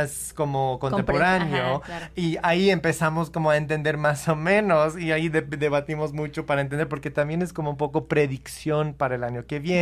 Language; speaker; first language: Spanish; non-native, fluent; English